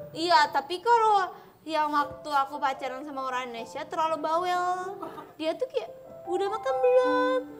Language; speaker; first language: Indonesian; non-native, fluent; Japanese